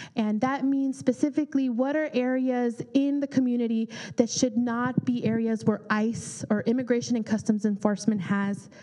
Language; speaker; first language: English; early bilingual, other home language; Spanish